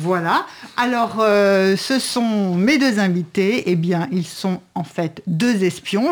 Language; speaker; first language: French; native; French